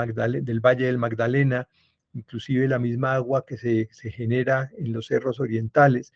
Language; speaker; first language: Spanish; native; Spanish